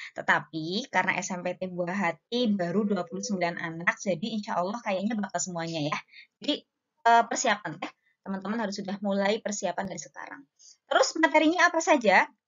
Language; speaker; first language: Indonesian; native; Indonesian